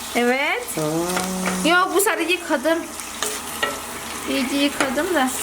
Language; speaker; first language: Turkish; non-native, learner; Indonesian